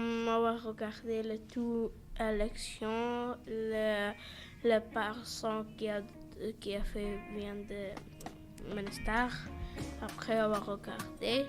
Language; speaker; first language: French; non-native, learner; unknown